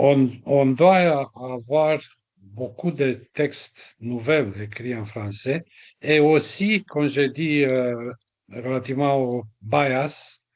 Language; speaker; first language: French; non-native, fluent; Romanian